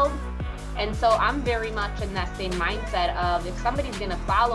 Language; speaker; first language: English; non-native, fluent; Italian